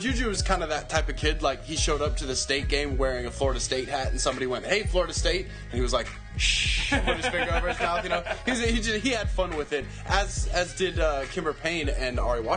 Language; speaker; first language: English; native; English